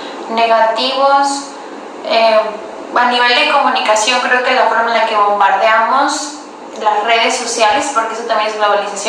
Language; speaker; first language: Spanish; native; Spanish